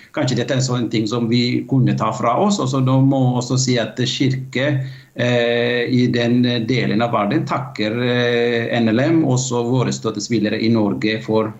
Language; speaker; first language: Norwegian; non-native, fluent; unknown